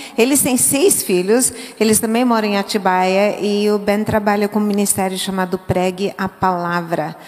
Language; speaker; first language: Portuguese; early bilingual, other home language; English